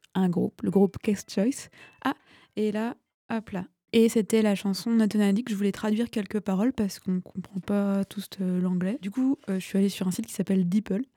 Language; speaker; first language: French; native; French